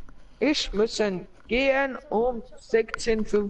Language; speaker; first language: German; non-native, learner; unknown